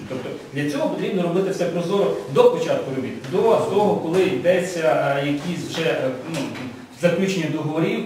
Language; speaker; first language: Ukrainian; native; Ukrainian